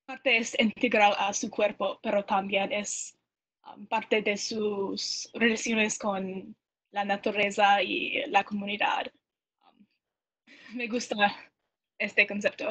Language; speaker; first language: Spanish; non-native, learner; English